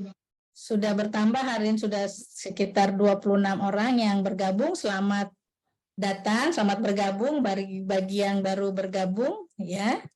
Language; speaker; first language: Malay; native; Malay